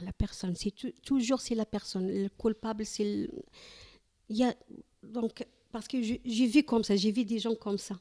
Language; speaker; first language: French; non-native, learner; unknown